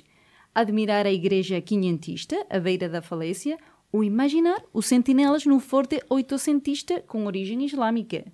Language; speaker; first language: Portuguese; native; Portuguese